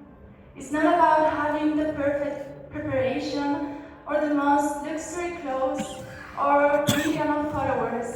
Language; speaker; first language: English; non-native, learner; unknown